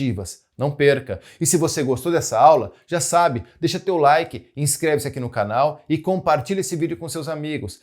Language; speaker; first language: Portuguese; native; Portuguese